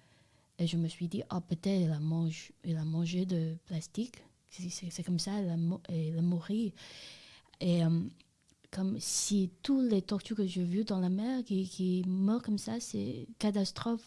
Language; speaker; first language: French; non-native, learner; Chinese